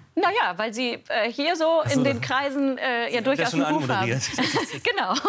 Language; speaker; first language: German; native; German